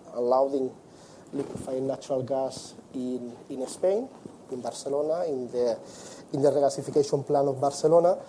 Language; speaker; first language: English; non-native, fluent; Spanish